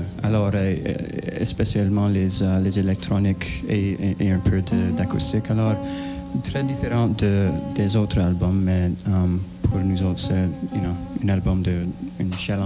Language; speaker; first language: French; non-native, learner; English